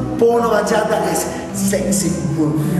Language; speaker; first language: English; non-native, local second language; Spanish